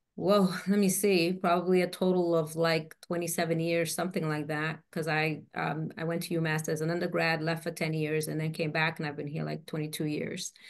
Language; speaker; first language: English; native; English